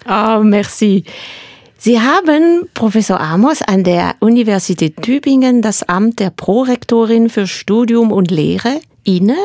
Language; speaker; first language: German; non-native, fluent; French